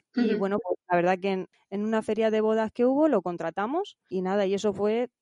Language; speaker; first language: Spanish; native; Spanish